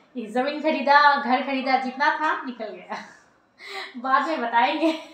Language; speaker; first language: Hindi; non-native, local second language; Bangla